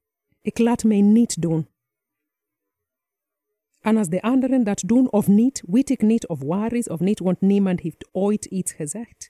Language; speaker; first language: Dutch; non-native, fluent; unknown